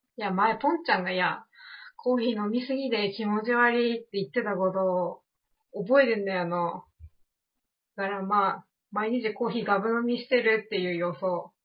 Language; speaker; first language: Japanese; native; Japanese